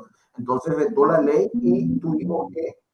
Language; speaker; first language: Spanish; native; Spanish